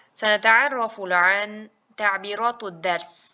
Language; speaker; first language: Arabic; non-native, fluent; Uzbek